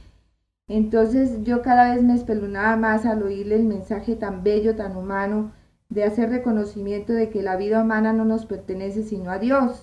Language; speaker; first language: Spanish; native; Spanish